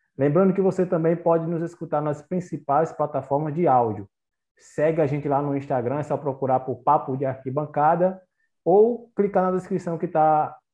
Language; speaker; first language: Portuguese; native; Portuguese